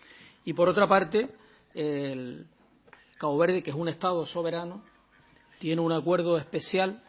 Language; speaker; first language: Spanish; native; Spanish